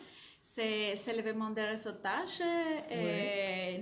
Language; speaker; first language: French; non-native, fluent; Spanish